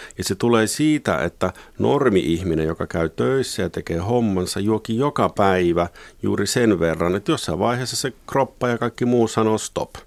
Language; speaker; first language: Finnish; native; Finnish